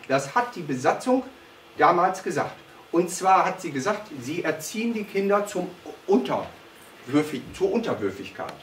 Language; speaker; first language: German; native; German